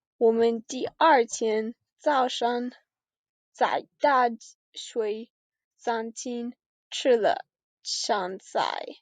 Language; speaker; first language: Chinese; non-native, learner; English